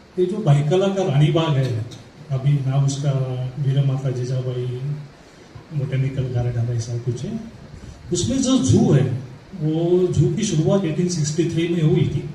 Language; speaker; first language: Hindi; non-native, local second language; Marathi